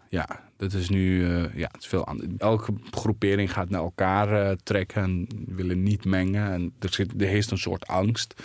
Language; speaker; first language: Dutch; early bilingual, other home language; Arabic